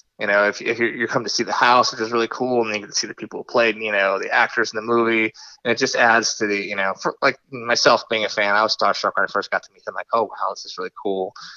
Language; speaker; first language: English; native; English